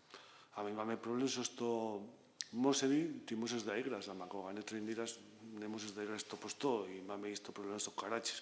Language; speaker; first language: Macedonian; non-native, learner; Spanish